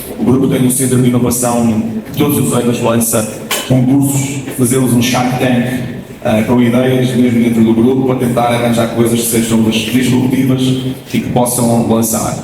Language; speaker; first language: Portuguese; native; Portuguese